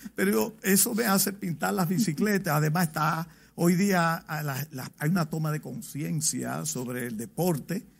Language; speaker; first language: Spanish; native; Spanish